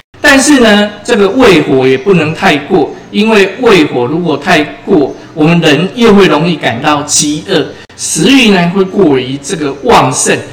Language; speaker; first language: Chinese; native; Chinese